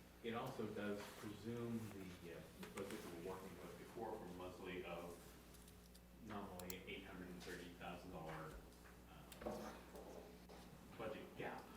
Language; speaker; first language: English; native; English